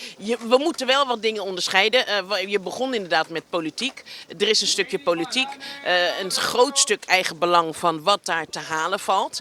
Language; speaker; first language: Dutch; native; Dutch